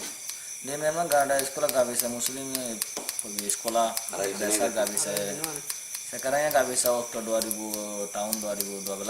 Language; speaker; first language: Indonesian; non-native, learner; Rohingya